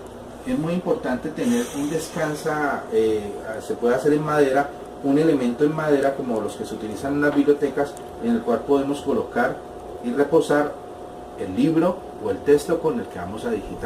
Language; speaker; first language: Spanish; native; Spanish